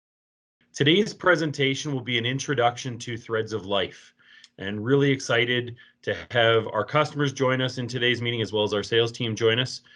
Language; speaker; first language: English; native; English